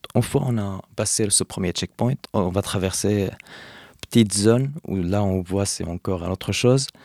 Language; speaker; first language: French; non-native, fluent; Arabic